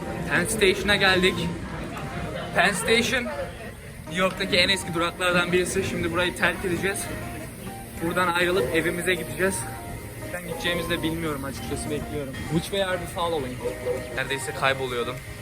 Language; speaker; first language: Turkish; native; Turkish